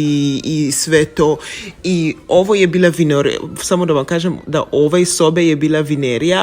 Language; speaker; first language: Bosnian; non-native, learner; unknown